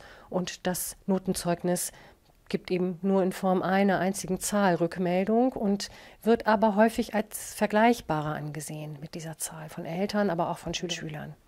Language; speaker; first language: German; native; German